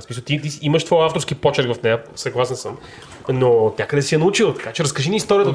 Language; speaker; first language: Bulgarian; native; Bulgarian